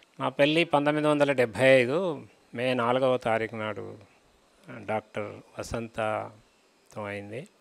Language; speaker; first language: Telugu; native; Telugu